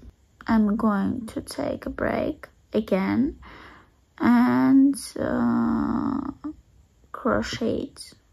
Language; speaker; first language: English; non-native, learner; Russian